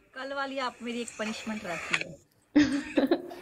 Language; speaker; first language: Urdu; native; Urdu